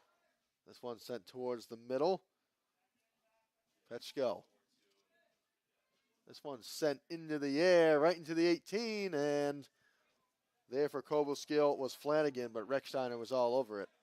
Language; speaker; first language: English; native; English